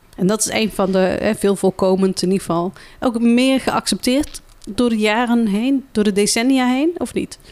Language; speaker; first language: Dutch; early bilingual, other home language; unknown